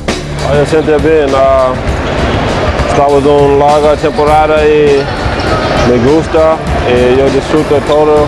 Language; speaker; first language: Spanish; non-native, learner; English